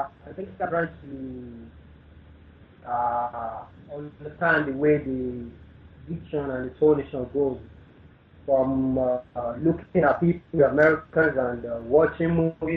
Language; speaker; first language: English; non-native, fluent; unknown